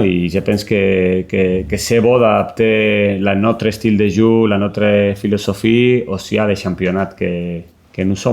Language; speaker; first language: French; non-native, learner; Spanish